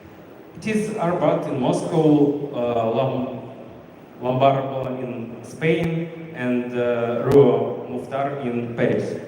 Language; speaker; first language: English; non-native, learner; Russian